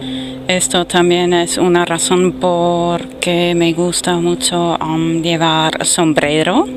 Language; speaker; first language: Spanish; non-native, fluent; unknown